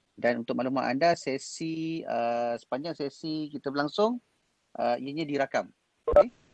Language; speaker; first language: Malay; native; Malay